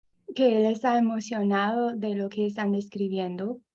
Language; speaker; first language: Spanish; non-native, fluent; English